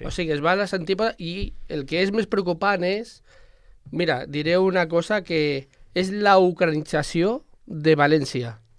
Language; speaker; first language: Catalan; non-native, local second language; Spanish